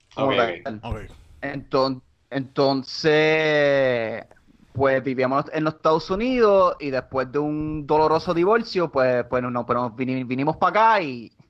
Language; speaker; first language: Spanish; non-native, local second language; English